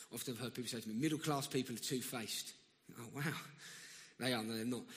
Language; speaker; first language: English; native; English